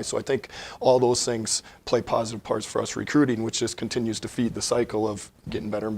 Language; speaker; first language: English; native; English